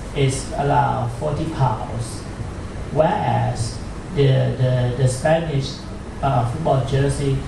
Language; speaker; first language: English; non-native, fluent; Thai